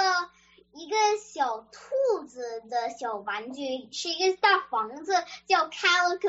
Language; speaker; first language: Chinese; early bilingual, other home language; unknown